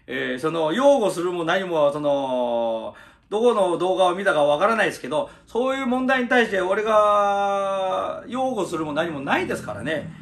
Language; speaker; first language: Japanese; early bilingual, other home language; Chinese